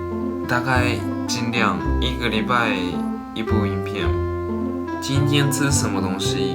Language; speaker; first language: Chinese; non-native, fluent; Japanese